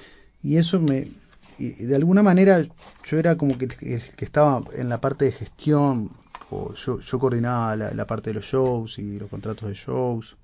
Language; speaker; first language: Spanish; native; Spanish